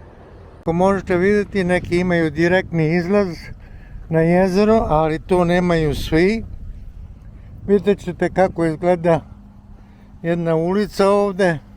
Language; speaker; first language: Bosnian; non-native, local second language; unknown